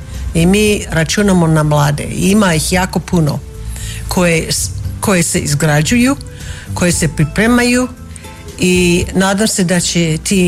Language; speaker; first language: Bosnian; non-native, fluent; English